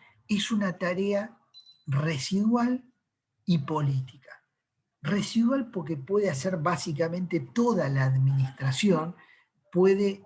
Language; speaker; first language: Spanish; native; Spanish